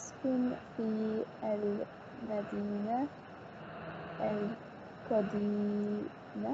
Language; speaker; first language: Arabic; non-native, learner; English